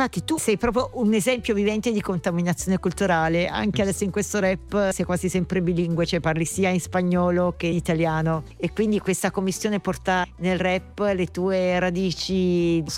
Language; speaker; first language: Italian; native; Italian